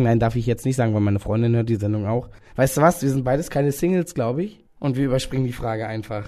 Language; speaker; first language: German; native; German